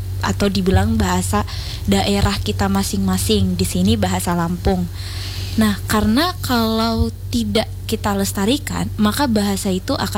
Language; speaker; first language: Indonesian; non-native, local second language; Batak Toba